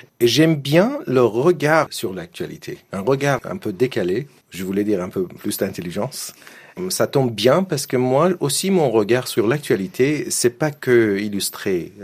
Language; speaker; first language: French; non-native, fluent; Persian